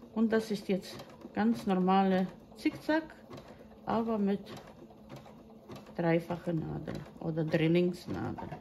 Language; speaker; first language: German; non-native, fluent; Croatian